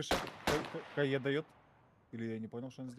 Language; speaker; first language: Russian; native; Russian